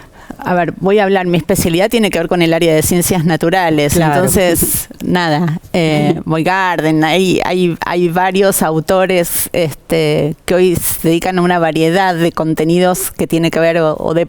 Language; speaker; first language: Spanish; native; Spanish